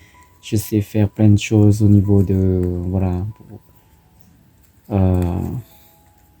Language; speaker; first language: French; non-native, fluent; Thai